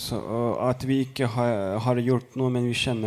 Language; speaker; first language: Norwegian; non-native, fluent; Lithuanian